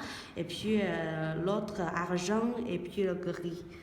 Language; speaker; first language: French; non-native, learner; Chinese